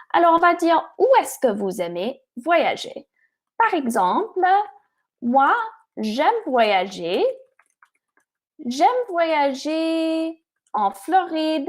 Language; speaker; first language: French; non-native, fluent; English